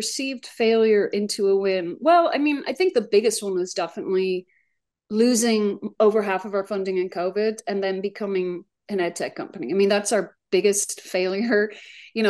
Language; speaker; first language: English; native; English